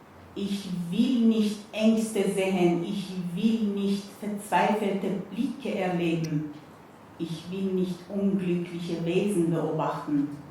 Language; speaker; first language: German; non-native, fluent; Persian